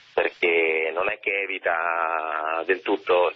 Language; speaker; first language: Italian; native; Italian